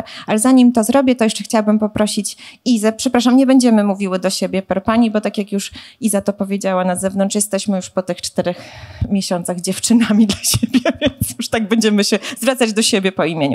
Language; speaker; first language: Polish; native; Polish